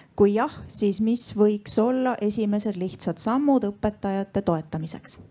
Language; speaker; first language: Estonian; native; Estonian